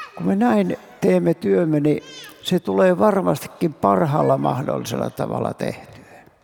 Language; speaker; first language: Finnish; native; Finnish